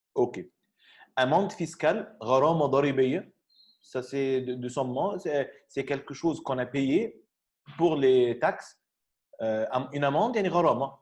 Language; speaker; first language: French; non-native, fluent; Arabic